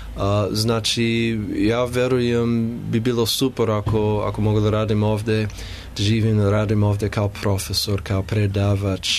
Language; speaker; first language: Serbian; non-native, learner; English